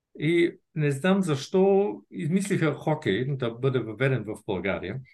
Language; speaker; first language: Bulgarian; non-native, fluent; German